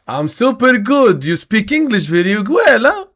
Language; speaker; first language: English; non-native, learner; Arabic